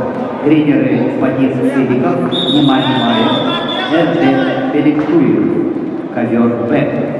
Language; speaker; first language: Russian; native; Russian